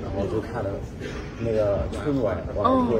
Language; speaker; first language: Chinese; non-native, fluent; Thai